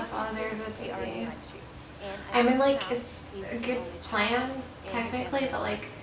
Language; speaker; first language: English; native; English